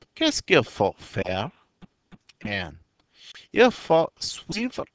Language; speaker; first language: French; non-native, fluent; English